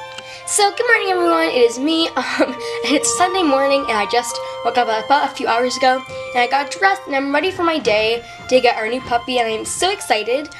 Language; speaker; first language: English; native; English